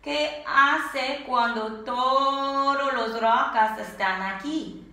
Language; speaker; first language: Spanish; non-native, learner; English